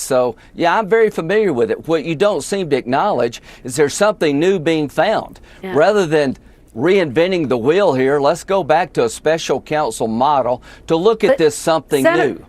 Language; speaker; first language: English; native; English